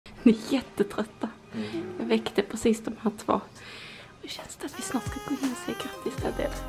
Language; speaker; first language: Swedish; native; Swedish